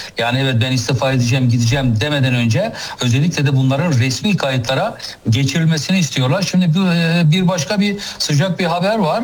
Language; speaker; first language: Turkish; native; Turkish